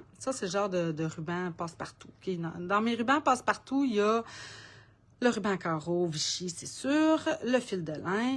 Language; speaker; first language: French; native; French